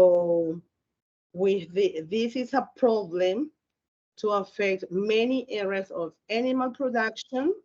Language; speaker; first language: English; non-native, learner; Spanish